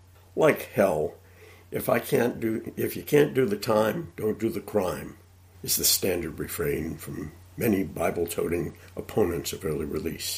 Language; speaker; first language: English; native; English